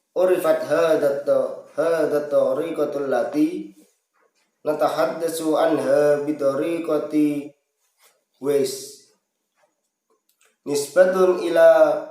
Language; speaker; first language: Arabic; non-native, learner; Indonesian